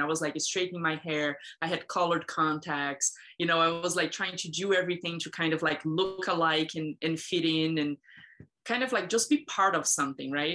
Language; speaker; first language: English; non-native, fluent; Portuguese